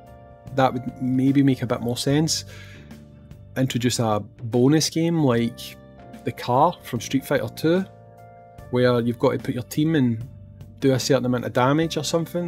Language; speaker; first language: English; native; English